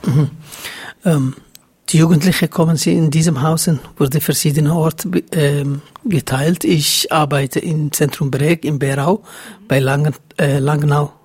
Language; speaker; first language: German; non-native, fluent; Somali